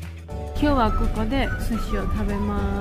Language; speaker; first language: Japanese; non-native, learner; Georgian